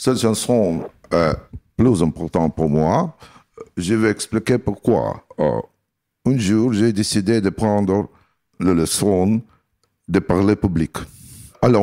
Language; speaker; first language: French; non-native, learner; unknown